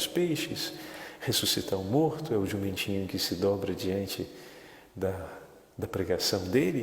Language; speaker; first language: Portuguese; native; Portuguese